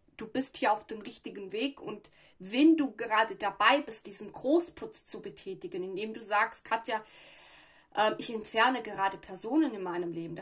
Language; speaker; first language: German; non-native, fluent; Italian